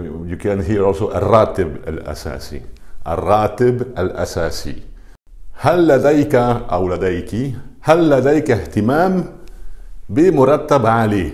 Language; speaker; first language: Arabic; non-native, fluent; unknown